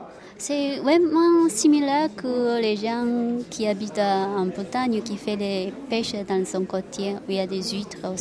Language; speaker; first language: French; non-native, learner; Japanese